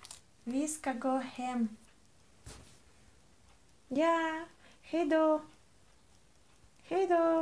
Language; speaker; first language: Swedish; non-native, learner; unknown